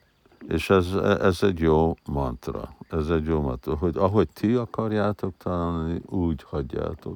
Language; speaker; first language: Hungarian; early bilingual, heritage; Hungarian